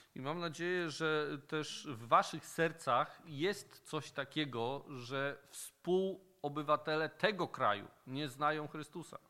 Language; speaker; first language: Polish; native; Polish